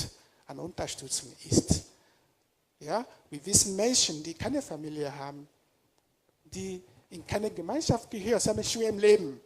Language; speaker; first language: German; non-native, fluent; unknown